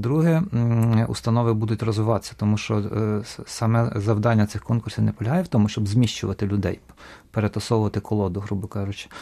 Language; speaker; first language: Ukrainian; native; Ukrainian